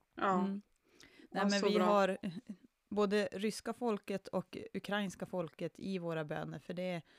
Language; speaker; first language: Swedish; native; Swedish